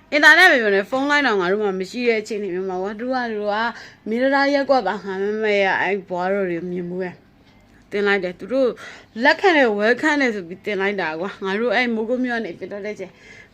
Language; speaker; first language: Burmese; native; Burmese